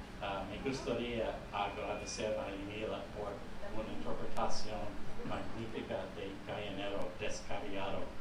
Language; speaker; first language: Spanish; non-native, fluent; English